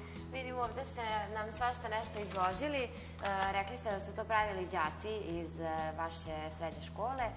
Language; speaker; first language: Serbian; native; Serbian